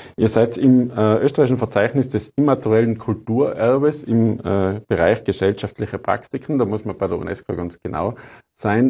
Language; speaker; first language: German; native; German